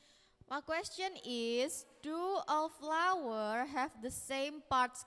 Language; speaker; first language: English; non-native, learner; Indonesian